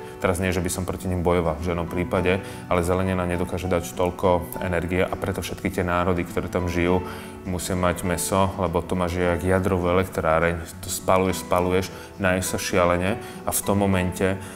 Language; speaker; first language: Slovak; early bilingual, other home language; Czech